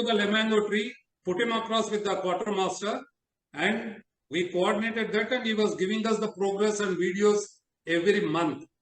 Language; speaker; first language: English; non-native, local second language; Telugu